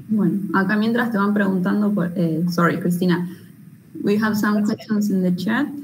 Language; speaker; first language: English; non-native, fluent; Spanish